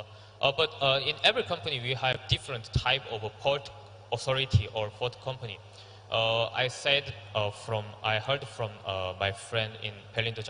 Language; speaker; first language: English; non-native, learner; Korean